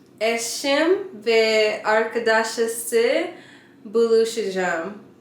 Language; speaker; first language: Turkish; non-native, learner; English